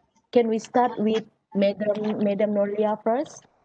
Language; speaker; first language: English; non-native, local second language; Malay